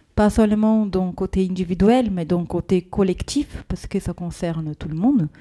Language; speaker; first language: French; non-native, fluent; Portuguese